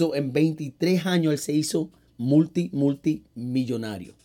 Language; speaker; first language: Spanish; early bilingual, heritage; Spanish